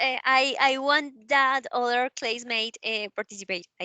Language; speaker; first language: English; non-native, learner; Spanish